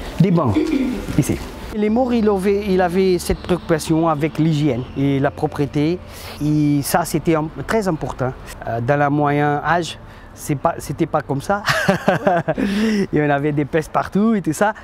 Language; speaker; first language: French; non-native, fluent; Portuguese